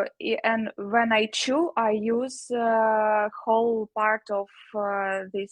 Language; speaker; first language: English; non-native, learner; Ukrainian